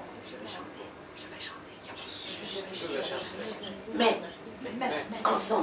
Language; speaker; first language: French; non-native, learner; Russian